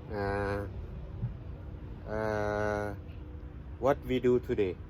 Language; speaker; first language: English; non-native, learner; Thai